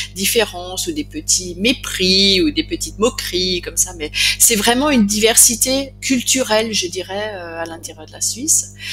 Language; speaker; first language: French; native; French